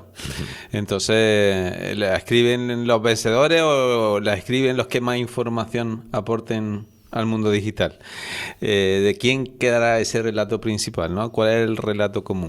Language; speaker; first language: Spanish; native; Spanish